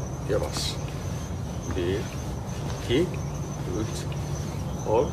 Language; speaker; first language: Turkish; non-native, learner; Japanese